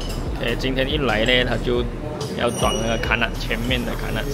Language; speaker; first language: Chinese; native; Chinese